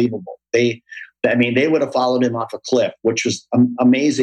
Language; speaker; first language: English; native; English